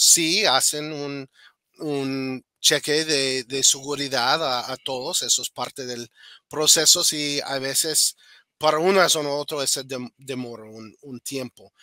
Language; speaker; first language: Spanish; non-native, fluent; English